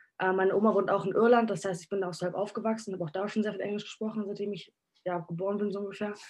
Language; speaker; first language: German; native; German